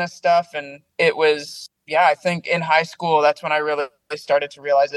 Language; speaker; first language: English; native; English